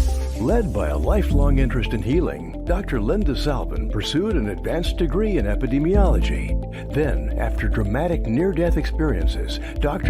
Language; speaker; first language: English; native; English